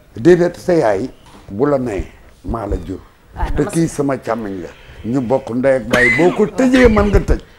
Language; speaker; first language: Wolof; native; Wolof